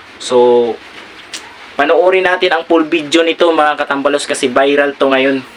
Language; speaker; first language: Filipino; non-native, local second language; Surigaonon